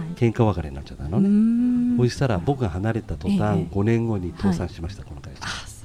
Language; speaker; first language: Japanese; native; Japanese